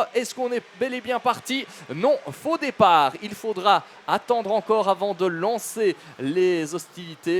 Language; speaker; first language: French; native; French